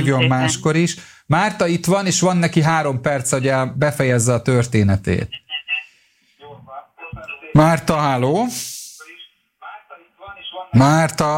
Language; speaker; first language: Hungarian; native; Hungarian